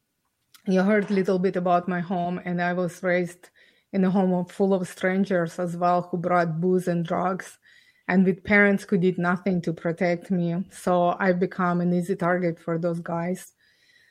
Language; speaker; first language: English; non-native, fluent; Ukrainian